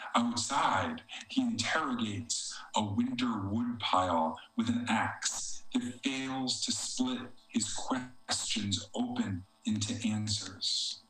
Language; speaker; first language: English; native; English